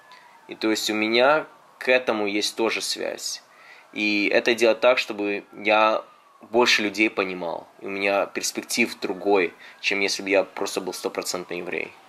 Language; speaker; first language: Russian; early bilingual, heritage; Russian